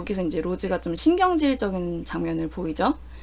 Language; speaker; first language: Korean; native; Korean